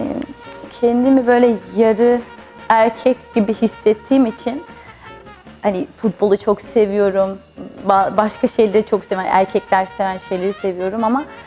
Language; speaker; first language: Turkish; early bilingual, heritage; Turkish